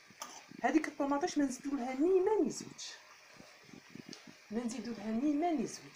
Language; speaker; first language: Arabic; native; Arabic